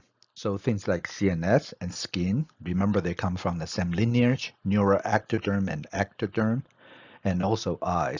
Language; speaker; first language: English; non-native, fluent; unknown